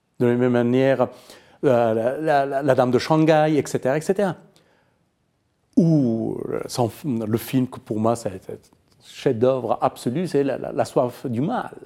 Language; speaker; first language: French; non-native, fluent; Persian